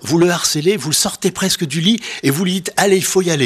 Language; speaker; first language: French; native; French